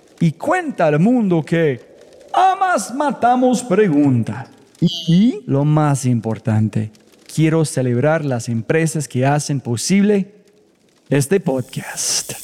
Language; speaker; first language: Spanish; non-native, fluent; English